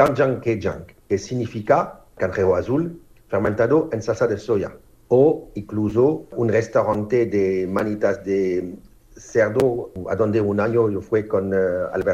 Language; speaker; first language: Spanish; non-native, learner; French